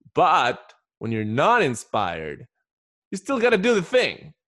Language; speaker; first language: English; non-native, fluent; Spanish